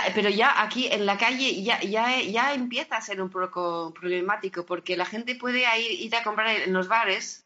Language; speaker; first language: Spanish; early bilingual, heritage; French